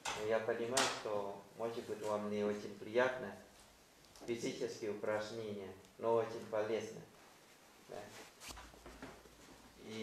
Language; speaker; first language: Russian; non-native, fluent; Thai